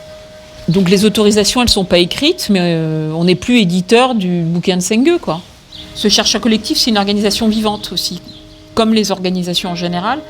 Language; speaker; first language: French; native; French